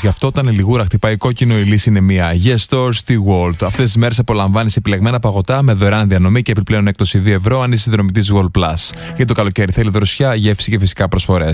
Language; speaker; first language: Greek; native; Greek